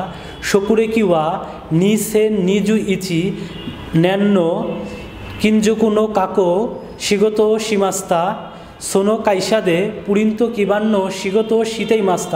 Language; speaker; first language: Japanese; non-native, learner; Bangla